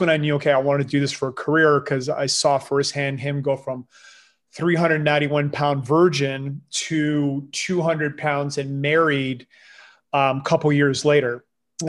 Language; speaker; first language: English; non-native, fluent; French